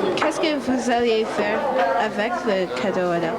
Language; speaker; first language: French; non-native, local second language; English